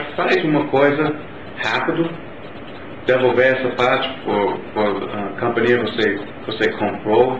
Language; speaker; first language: Portuguese; non-native, learner; English